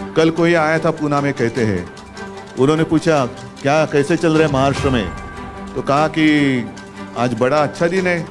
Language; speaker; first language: Hindi; non-native, local second language; Marathi